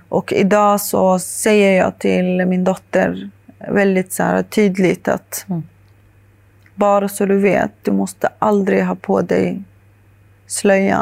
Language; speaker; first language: Swedish; early bilingual, other home language; Arabic